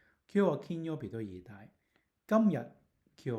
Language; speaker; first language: Japanese; non-native, learner; Cantonese